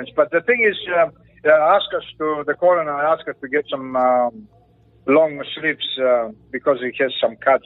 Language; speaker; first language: English; non-native, learner; Greek